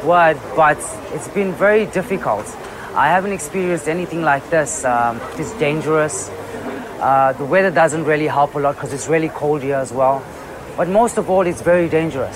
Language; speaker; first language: English; native; English